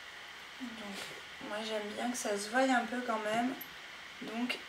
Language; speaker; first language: French; native; French